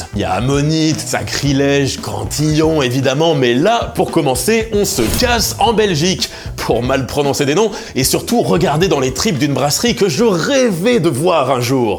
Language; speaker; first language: French; native; French